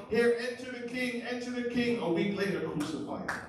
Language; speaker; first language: English; early bilingual, other home language; Spanish